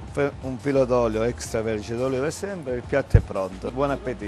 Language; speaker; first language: Italian; native; Italian